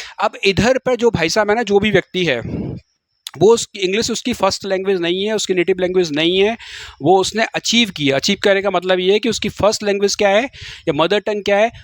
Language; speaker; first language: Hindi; native; Hindi